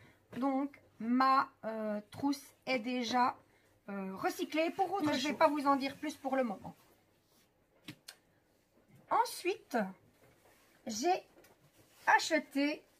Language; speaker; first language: French; native; French